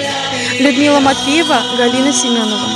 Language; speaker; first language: Russian; native; Russian